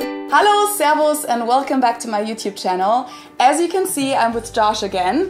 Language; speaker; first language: English; non-native, fluent; German